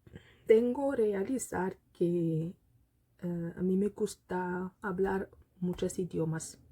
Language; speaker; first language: Spanish; non-native, learner; Lingala